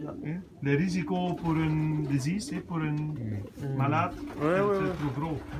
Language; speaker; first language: French; non-native, learner; Dutch